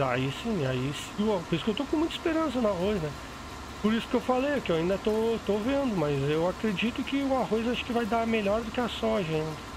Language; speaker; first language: Portuguese; native; Portuguese